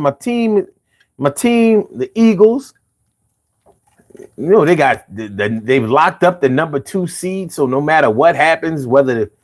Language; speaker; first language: English; native; English